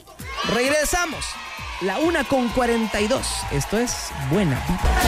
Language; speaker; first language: Spanish; native; Spanish